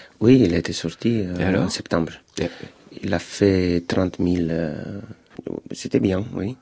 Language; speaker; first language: French; non-native, fluent; Romanian